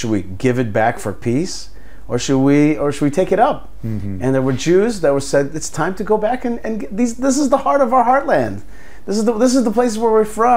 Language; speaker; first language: English; early bilingual, other home language; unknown